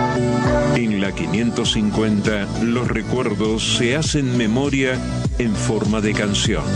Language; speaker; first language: Spanish; native; Spanish